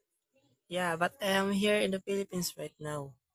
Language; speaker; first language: English; non-native, learner; Korean